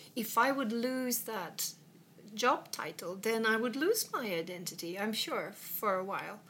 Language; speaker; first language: English; non-native, fluent; Swedish